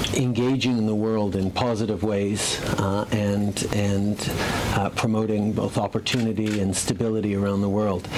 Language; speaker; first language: English; early bilingual, other home language; French